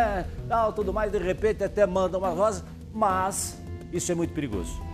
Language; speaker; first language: Portuguese; native; Portuguese